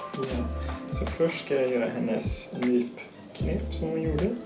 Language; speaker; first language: Swedish; native; Swedish